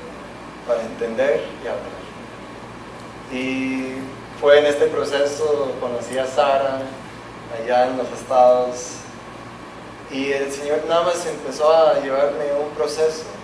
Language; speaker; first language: Spanish; non-native, fluent; English